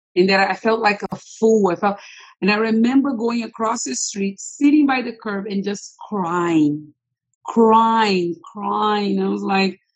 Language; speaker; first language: English; non-native, fluent; Portuguese